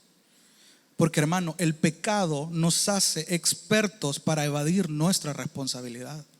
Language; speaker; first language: Spanish; native; Spanish